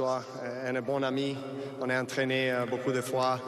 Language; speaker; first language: French; non-native, learner; Serbian